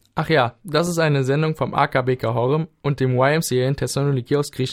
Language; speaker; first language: German; native; German